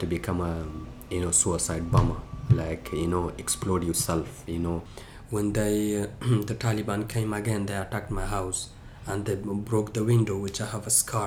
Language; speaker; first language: English; early bilingual, other home language; Persian